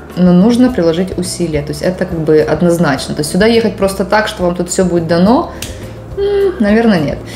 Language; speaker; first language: Russian; native; Russian